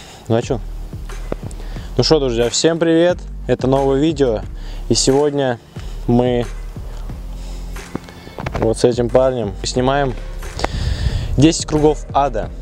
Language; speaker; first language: Russian; native; Russian